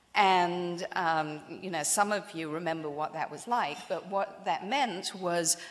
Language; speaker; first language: English; native; English